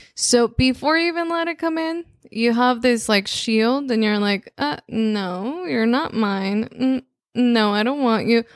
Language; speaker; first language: English; non-native, fluent; Spanish